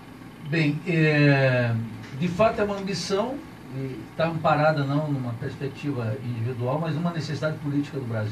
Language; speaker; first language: Portuguese; native; Portuguese